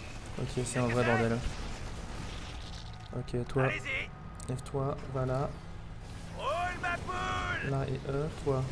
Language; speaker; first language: French; native; French